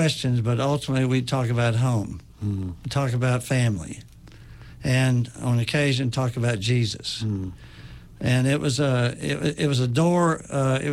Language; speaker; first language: English; native; English